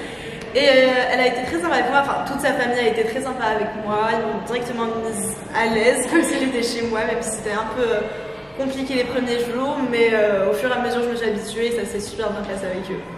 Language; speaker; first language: French; non-native, local second language; Arabic